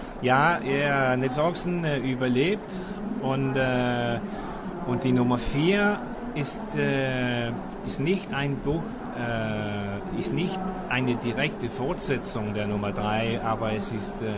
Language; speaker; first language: German; non-native, learner; Danish